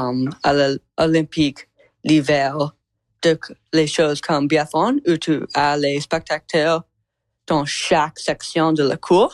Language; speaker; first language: French; non-native, local second language; English